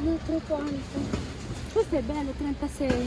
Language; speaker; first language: Italian; non-native, learner; Filipino